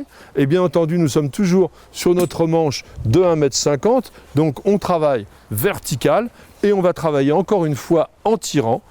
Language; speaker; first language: French; native; French